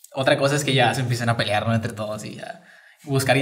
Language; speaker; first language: Spanish; native; Spanish